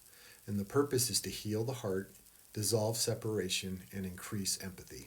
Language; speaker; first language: English; native; English